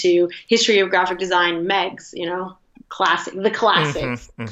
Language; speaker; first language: English; non-native, fluent; Portuguese